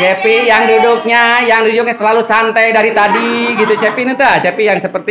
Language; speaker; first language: Indonesian; native; Indonesian